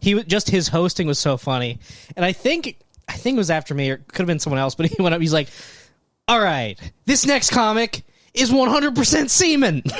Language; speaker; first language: English; native; English